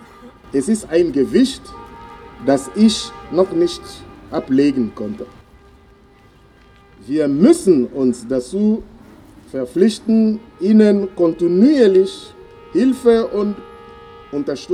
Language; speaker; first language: German; non-native, fluent; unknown